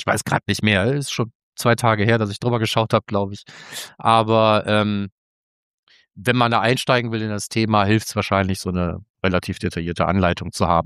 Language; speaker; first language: German; native; German